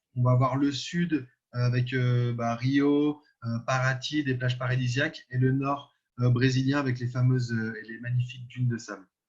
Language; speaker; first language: French; native; French